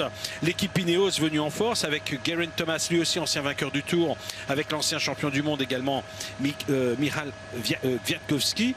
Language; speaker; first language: French; native; French